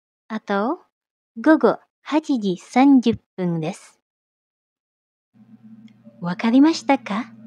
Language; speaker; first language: Japanese; non-native, fluent; Indonesian